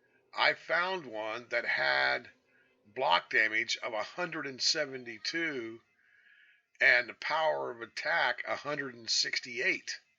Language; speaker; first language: English; native; English